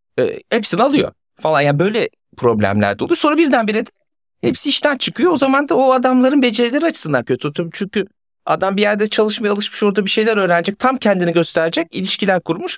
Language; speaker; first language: Turkish; native; Turkish